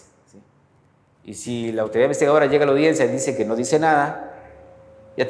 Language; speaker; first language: Spanish; native; Spanish